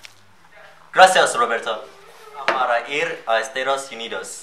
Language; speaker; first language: Spanish; non-native, learner; English